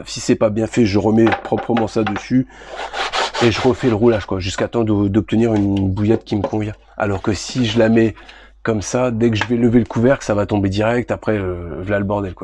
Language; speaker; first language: French; native; French